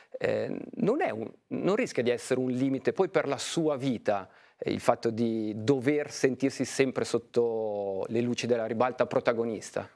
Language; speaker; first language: Italian; native; Italian